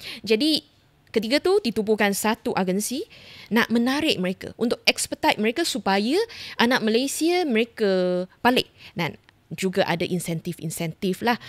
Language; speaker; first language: Malay; non-native, local second language; Chinese